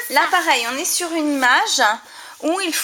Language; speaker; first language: French; native; French